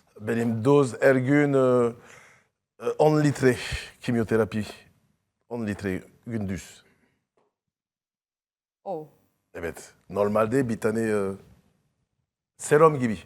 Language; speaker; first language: Turkish; non-native, learner; French